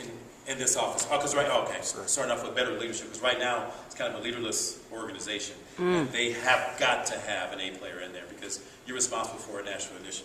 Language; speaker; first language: English; native; English